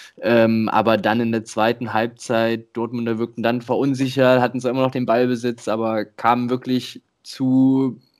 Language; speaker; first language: German; native; German